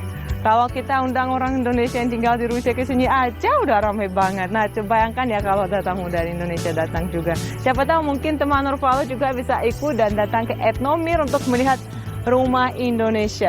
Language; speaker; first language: Indonesian; non-native, fluent; Russian